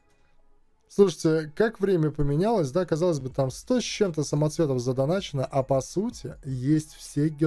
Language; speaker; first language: Russian; native; Russian